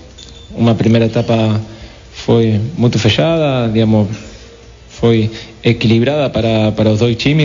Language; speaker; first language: Portuguese; non-native, fluent; Spanish